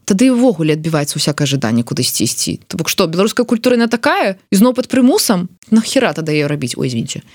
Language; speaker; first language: Belarusian; non-native, local second language; Russian